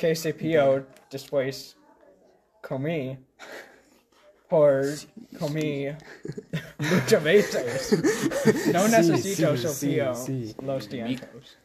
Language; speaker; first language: Spanish; non-native, learner; English